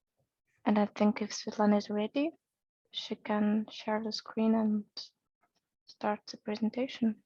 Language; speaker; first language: English; non-native, fluent; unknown